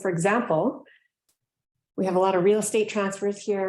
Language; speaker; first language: English; native; English